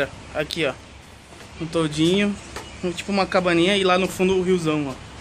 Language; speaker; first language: Portuguese; native; Portuguese